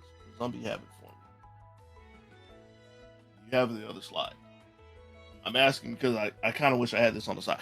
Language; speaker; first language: English; native; English